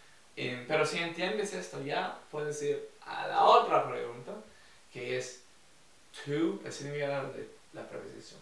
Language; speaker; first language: Spanish; non-native, fluent; English